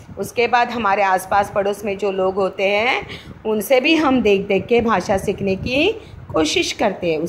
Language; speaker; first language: Hindi; native; Hindi